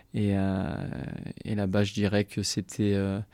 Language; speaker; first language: French; native; French